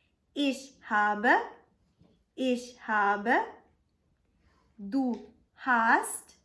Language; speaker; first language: German; non-native, fluent; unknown